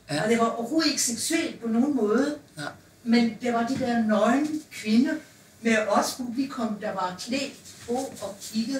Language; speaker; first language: Danish; non-native, fluent; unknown